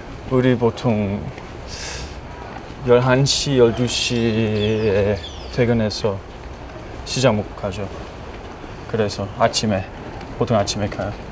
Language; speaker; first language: Korean; non-native, learner; English